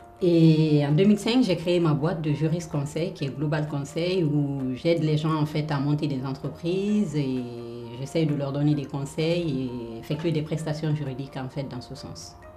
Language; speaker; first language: French; non-native, local second language; Fula